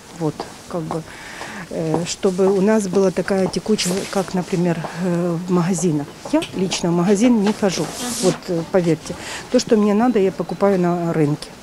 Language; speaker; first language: Russian; native; Russian